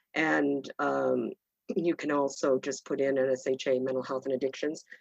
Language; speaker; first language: English; native; English